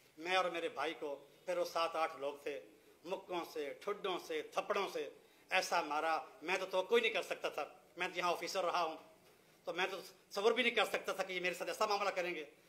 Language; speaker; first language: Urdu; non-native, local second language; Punjabi